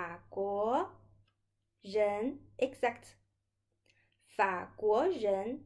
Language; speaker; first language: French; non-native, fluent; Chinese